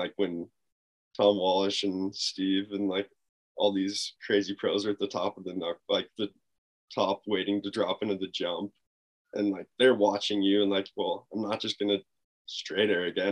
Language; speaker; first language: English; native; English